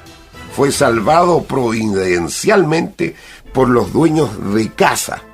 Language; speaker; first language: Spanish; native; Spanish